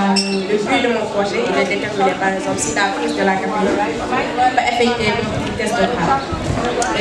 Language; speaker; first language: French; non-native, learner; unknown